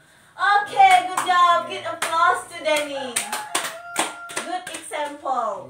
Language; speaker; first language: English; non-native, learner; Indonesian